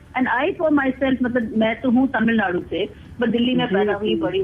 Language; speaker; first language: Hindi; non-native, local second language; Tamil